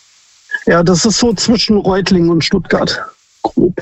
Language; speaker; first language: German; native; German